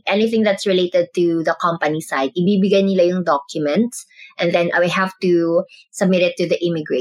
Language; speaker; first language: English; non-native, local second language; Cebuano